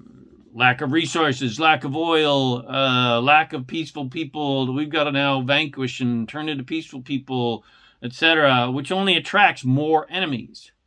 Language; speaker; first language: English; native; English